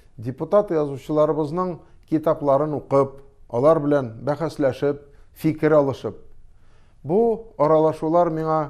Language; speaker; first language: Tatar; non-native, local second language; Russian